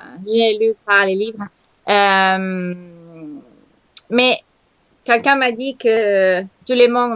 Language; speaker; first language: French; non-native, learner; Italian